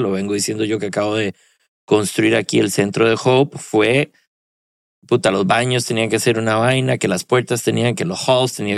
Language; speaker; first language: Spanish; early bilingual, heritage; Spanish